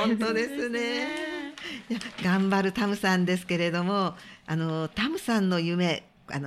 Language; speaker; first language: Japanese; native; Japanese